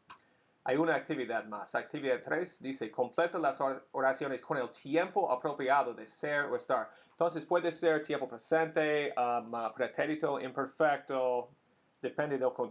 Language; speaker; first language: Spanish; non-native, fluent; English